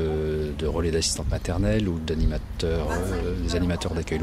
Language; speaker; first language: French; native; French